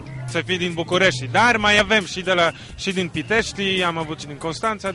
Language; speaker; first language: Romanian; non-native, fluent; Polish